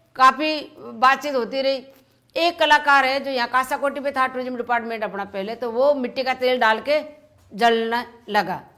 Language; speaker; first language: Hindi; native; Hindi